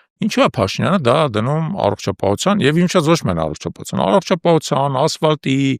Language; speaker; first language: Armenian; native; Armenian